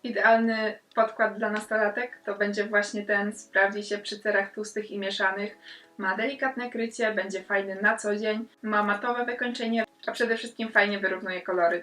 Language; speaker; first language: Polish; native; Polish